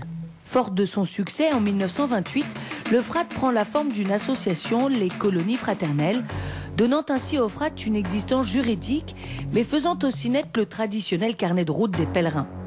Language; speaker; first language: French; native; French